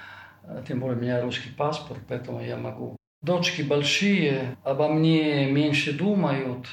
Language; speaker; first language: Russian; non-native, fluent; Italian